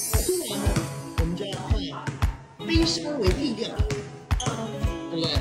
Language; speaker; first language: Chinese; non-native, local second language; Cantonese